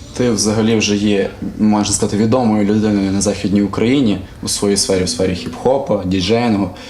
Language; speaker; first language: Ukrainian; native; Ukrainian